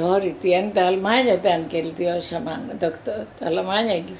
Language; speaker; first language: Turkish; non-native, local second language; Greek